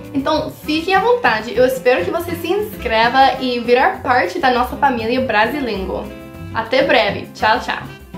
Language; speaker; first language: Portuguese; non-native, fluent; English